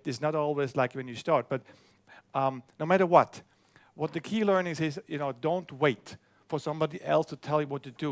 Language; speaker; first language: English; non-native, fluent; German